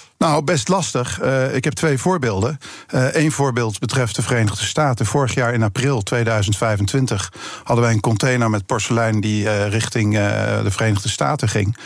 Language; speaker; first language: Dutch; native; Dutch